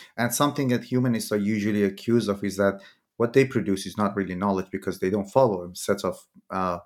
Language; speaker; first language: English; non-native, fluent; Persian